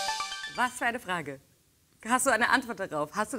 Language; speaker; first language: German; native; German